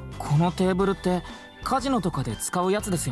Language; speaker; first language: Japanese; native; Japanese